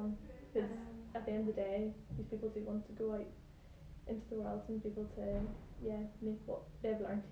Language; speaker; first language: English; native; English